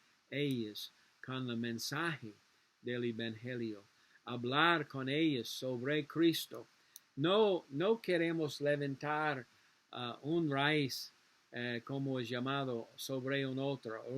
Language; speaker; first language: Spanish; non-native, learner; English